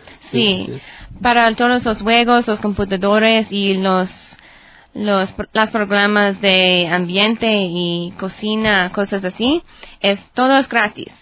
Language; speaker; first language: Spanish; non-native, learner; English